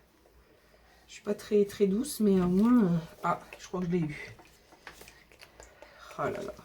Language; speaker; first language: French; native; French